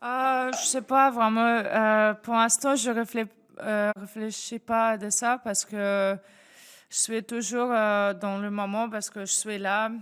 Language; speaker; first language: French; non-native, fluent; Russian